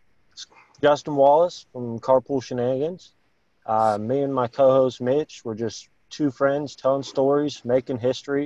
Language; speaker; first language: English; native; English